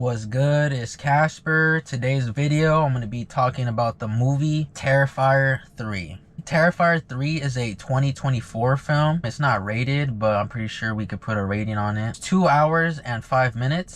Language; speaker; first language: English; native; English